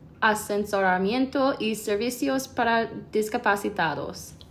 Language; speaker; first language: Spanish; non-native, learner; English